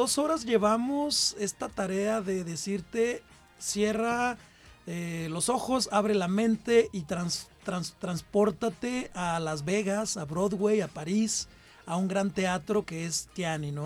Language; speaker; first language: Spanish; native; Spanish